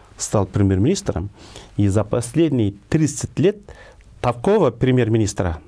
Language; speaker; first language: Russian; non-native, local second language; Kyrgyz